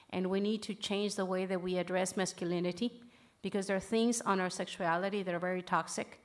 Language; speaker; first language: English; early bilingual, other home language; Spanish